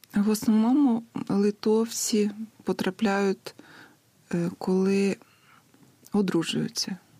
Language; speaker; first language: Ukrainian; non-native, fluent; Lithuanian